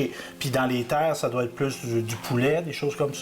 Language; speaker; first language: French; native; French